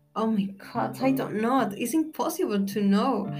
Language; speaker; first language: English; non-native, learner; Spanish